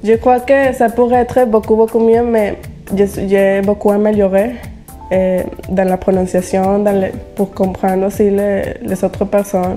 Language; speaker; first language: French; non-native, fluent; Spanish